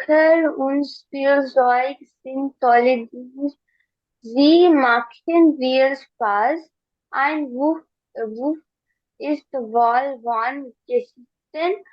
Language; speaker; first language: German; non-native, learner; Hindi